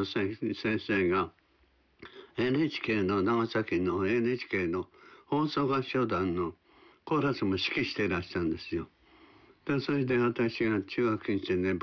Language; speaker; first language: Japanese; native; Japanese